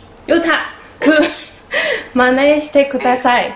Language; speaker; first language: Japanese; non-native, learner; Chinese